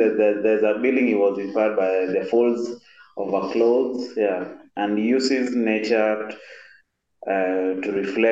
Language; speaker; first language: English; non-native, local second language; Kamba